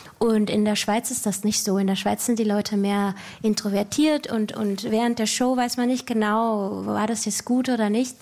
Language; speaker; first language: German; native; German